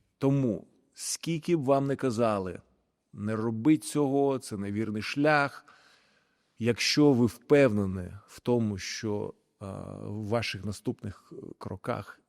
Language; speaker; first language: Ukrainian; non-native, local second language; Russian